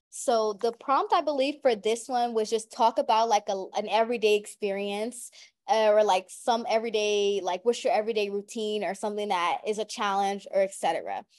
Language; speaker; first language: English; native; English